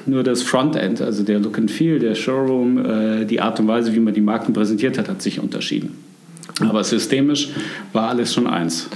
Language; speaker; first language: German; native; German